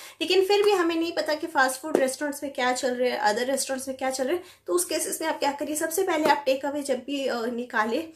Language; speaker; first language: Hindi; native; Hindi